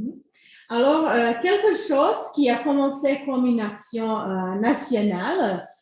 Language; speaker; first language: French; non-native, fluent; Croatian